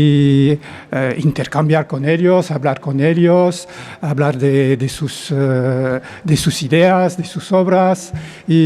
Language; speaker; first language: Spanish; non-native, fluent; French